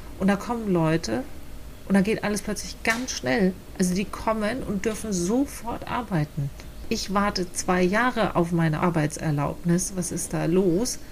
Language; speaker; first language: German; native; German